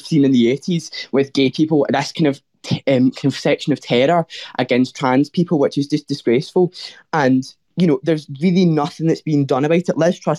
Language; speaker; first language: English; native; English